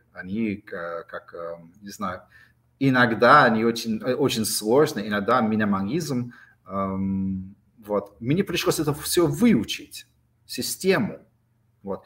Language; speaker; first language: Russian; non-native, fluent; English